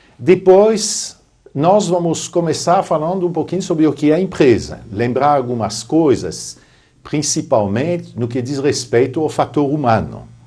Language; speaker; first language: Portuguese; non-native, fluent; French